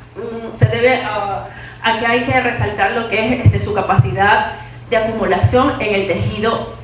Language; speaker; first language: Spanish; native; Spanish